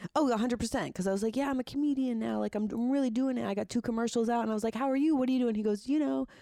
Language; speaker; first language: English; native; English